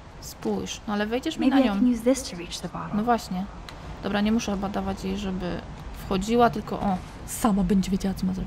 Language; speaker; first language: Polish; native; Polish